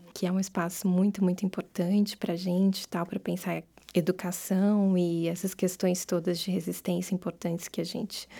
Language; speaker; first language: Portuguese; native; Portuguese